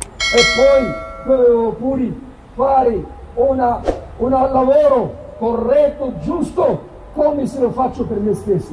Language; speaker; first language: Italian; non-native, fluent; Arabic